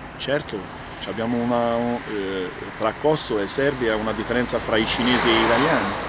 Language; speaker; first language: Italian; non-native, fluent; Albanian